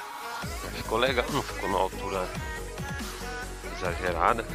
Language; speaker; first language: Portuguese; native; Portuguese